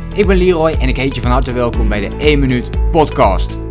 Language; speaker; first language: Dutch; native; Dutch